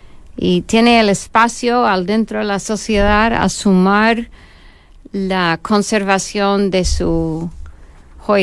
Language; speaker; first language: Spanish; non-native, fluent; English